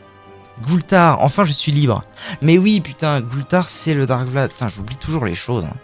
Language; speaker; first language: French; native; French